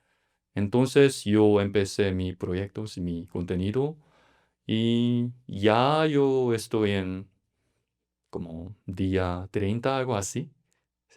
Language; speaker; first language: Spanish; non-native, learner; Korean